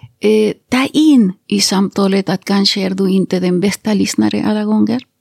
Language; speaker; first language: Swedish; non-native, fluent; Spanish